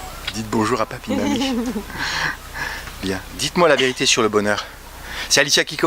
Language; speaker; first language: French; native; French